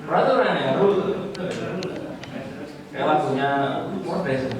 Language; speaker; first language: Indonesian; native; Indonesian